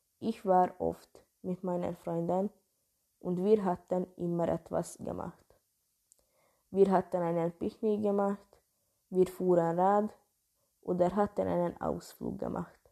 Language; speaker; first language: German; non-native, learner; Hungarian